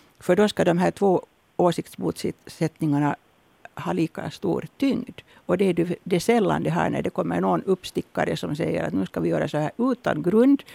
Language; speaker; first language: Swedish; native; Swedish